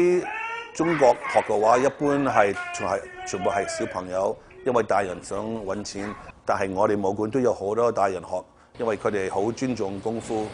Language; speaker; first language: Cantonese; early bilingual, heritage; Cantonese